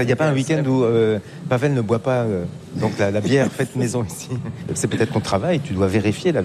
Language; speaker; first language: French; native; French